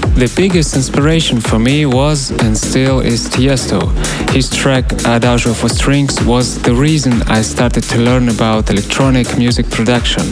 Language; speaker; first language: English; non-native, learner; Russian